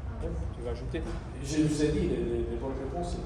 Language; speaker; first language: French; non-native, fluent; Portuguese